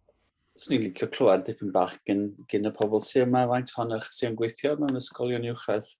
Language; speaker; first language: Welsh; native; Welsh